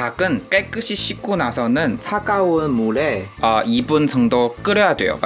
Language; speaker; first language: Korean; non-native, fluent; Chinese